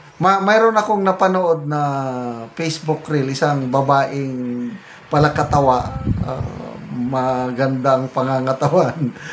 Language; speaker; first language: Filipino; native; Filipino